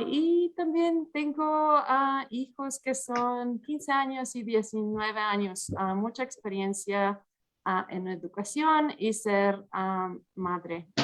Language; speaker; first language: Spanish; early bilingual, heritage; English